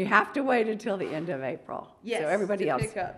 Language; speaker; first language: English; native; English